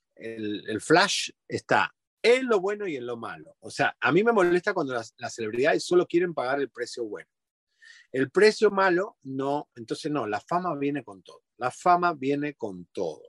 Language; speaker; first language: Spanish; native; Spanish